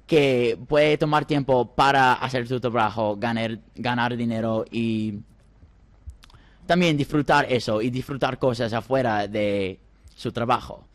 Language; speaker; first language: Spanish; non-native, fluent; English